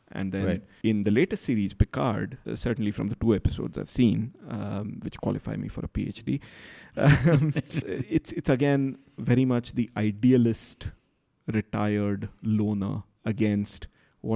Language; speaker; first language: English; non-native, local second language; Marathi